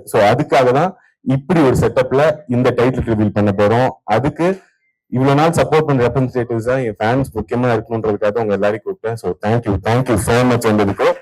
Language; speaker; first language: Tamil; native; Tamil